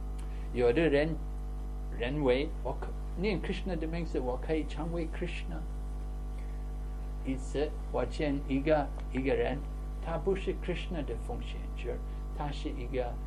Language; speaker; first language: Chinese; non-native, fluent; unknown